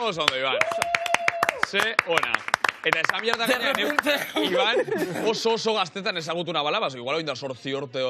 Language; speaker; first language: Basque; native; Basque